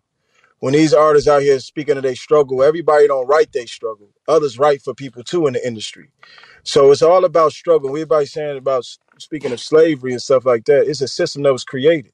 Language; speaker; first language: English; native; English